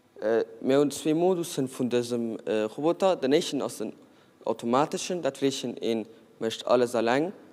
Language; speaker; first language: German; non-native, learner; Portuguese